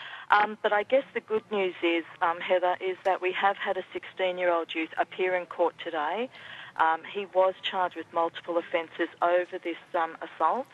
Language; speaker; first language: English; native; English